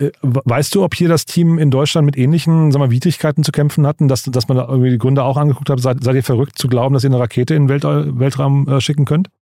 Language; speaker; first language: German; native; German